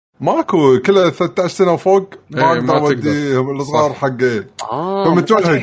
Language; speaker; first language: Arabic; native; Arabic